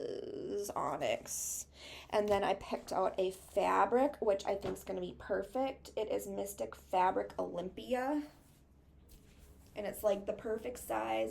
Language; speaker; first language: English; native; English